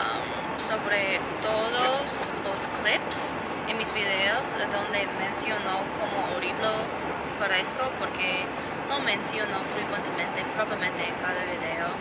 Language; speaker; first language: Spanish; non-native, learner; English